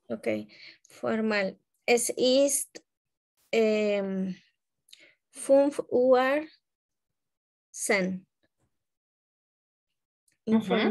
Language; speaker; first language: German; non-native, learner; Spanish